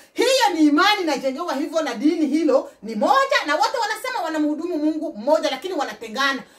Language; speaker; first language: Swahili; native; Swahili